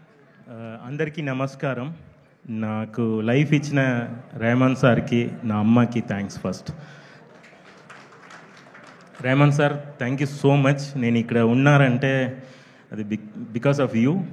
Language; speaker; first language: Telugu; non-native, fluent; Tamil